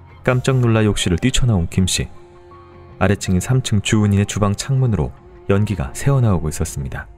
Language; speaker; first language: Korean; native; Korean